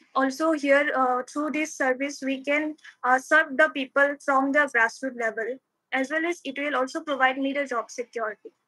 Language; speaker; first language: English; non-native, local second language; Assamese